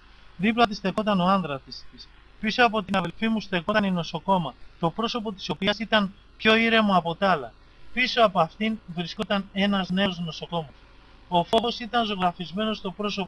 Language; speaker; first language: Greek; native; Greek